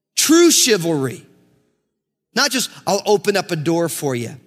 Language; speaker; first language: English; native; English